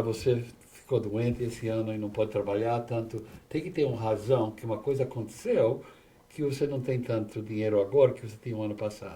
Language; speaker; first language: Portuguese; non-native, fluent; English